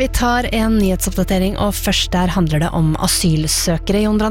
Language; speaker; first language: Norwegian; native; Norwegian